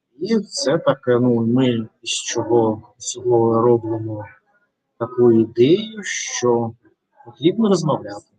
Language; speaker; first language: Ukrainian; non-native, learner; Russian